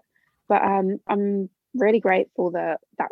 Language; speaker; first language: English; native; English